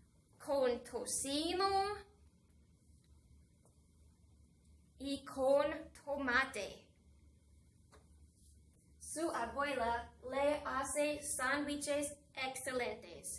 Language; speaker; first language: Spanish; non-native, fluent; English